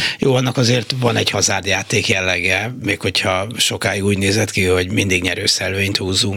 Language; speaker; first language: Hungarian; native; Hungarian